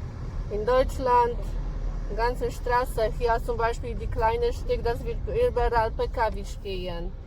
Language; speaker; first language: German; non-native, learner; Polish